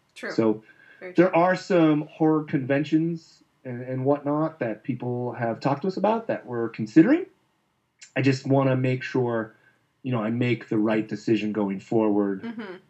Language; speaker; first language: English; native; English